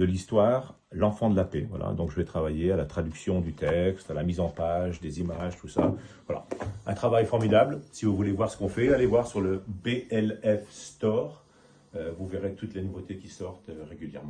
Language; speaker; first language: French; native; French